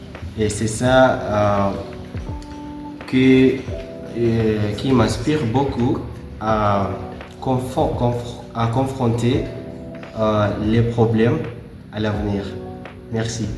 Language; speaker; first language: French; non-native, learner; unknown